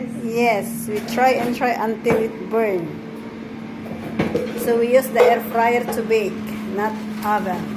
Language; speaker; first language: English; non-native, local second language; Filipino